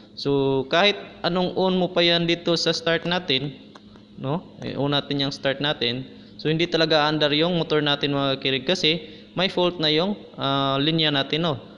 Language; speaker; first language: Filipino; non-native, local second language; Cebuano